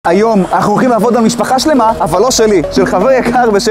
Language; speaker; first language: Hebrew; native; Hebrew